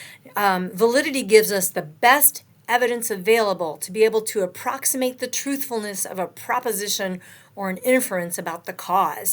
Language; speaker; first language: English; native; English